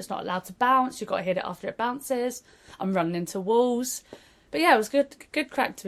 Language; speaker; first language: English; native; English